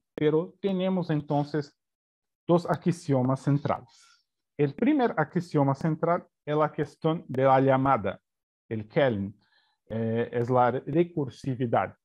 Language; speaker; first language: Spanish; non-native, fluent; Portuguese